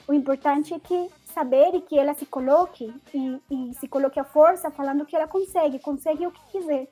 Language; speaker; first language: Portuguese; non-native, fluent; Spanish